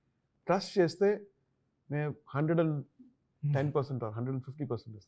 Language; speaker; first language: Telugu; non-native, learner; Tamil